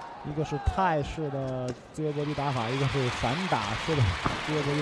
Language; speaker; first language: Chinese; native; Chinese